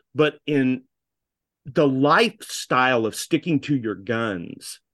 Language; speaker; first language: English; native; English